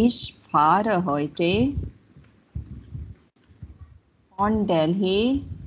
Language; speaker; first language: German; non-native, fluent; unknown